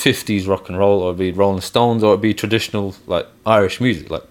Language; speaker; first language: English; native; English